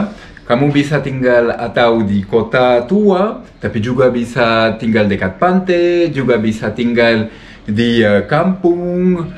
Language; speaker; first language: Indonesian; non-native, fluent; Croatian